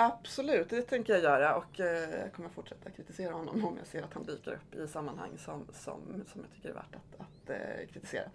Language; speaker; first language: Swedish; native; Swedish